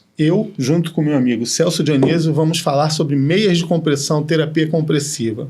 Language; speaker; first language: Portuguese; native; Portuguese